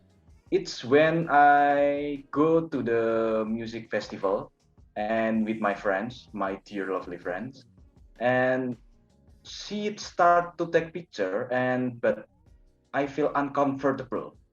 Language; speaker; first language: English; non-native, learner; Indonesian